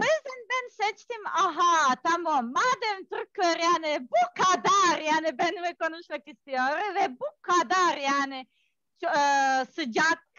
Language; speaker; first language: Turkish; non-native, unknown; Serbian